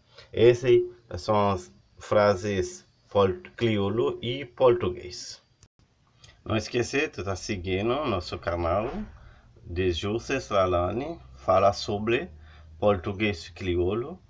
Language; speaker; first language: Portuguese; non-native, learner; Haitian Creole